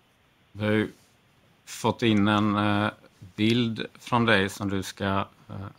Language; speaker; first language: Swedish; native; Swedish